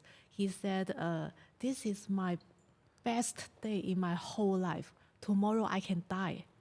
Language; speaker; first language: English; non-native, learner; Chinese